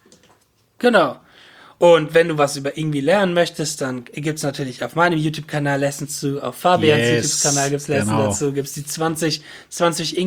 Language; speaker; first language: German; native; German